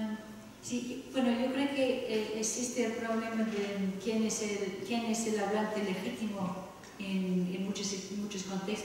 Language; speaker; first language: Spanish; non-native, fluent; English